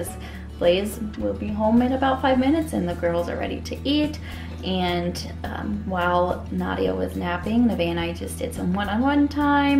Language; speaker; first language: English; native; English